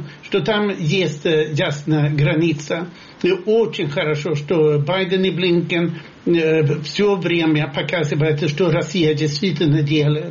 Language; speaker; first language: Russian; non-native, fluent; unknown